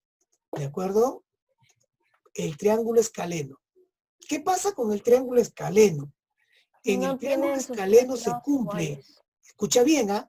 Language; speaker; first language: Spanish; native; Spanish